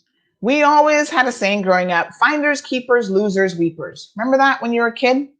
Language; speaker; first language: English; native; English